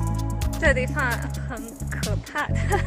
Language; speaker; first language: Chinese; non-native, learner; Hungarian